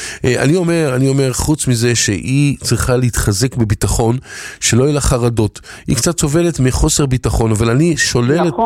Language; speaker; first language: Hebrew; native; Hebrew